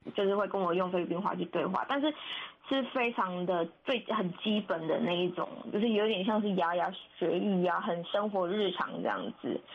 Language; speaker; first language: Chinese; native; Chinese